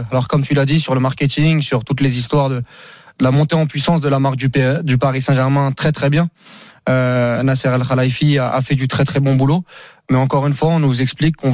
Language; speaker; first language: French; native; French